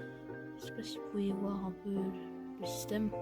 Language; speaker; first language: French; native; French